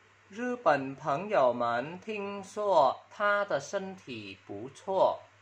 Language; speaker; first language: Chinese; non-native, fluent; Vietnamese